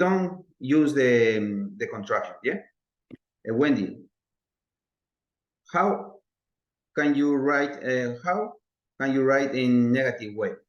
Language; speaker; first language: English; non-native, learner; Spanish